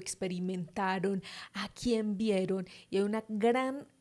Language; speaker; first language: Spanish; native; Spanish